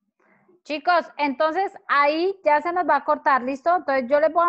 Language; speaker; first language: Spanish; native; Spanish